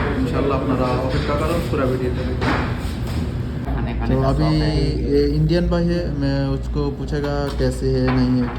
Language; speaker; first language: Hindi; non-native, learner; Bangla